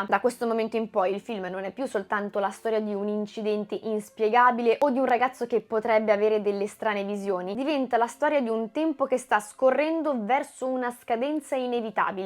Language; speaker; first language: Italian; native; Italian